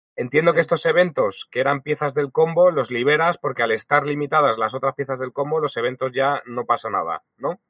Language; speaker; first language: Spanish; native; Spanish